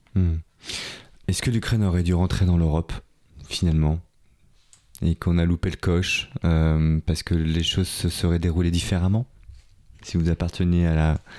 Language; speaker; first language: French; native; French